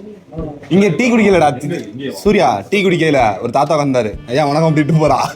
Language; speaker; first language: Tamil; native; Tamil